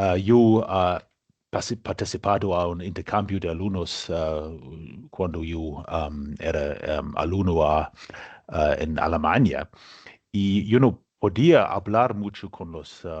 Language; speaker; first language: Spanish; non-native, learner; English